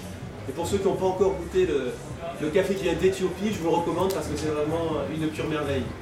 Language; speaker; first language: French; native; French